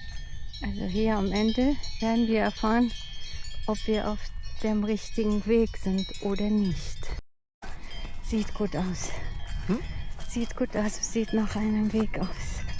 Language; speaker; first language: German; non-native, fluent; Arabic